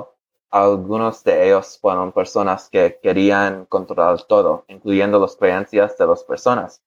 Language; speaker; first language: Spanish; early bilingual, heritage; English